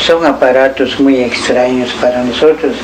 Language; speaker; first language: Spanish; non-native, local second language; Kʼicheʼ